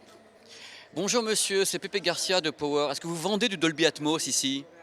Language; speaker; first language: French; native; French